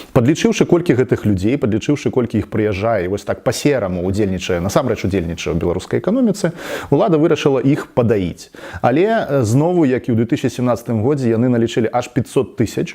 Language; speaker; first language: Belarusian; native; Belarusian